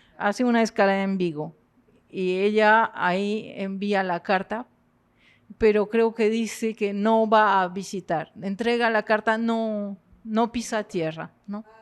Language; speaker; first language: Spanish; non-native, fluent; French